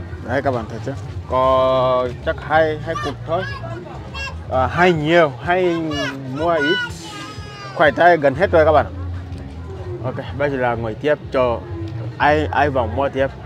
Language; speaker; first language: Vietnamese; non-native, learner; Portuguese